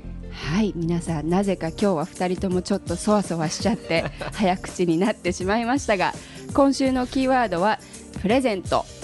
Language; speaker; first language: Japanese; native; Japanese